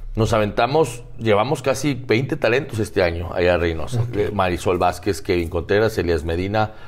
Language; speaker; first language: Spanish; native; Spanish